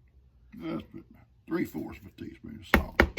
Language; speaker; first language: English; native; English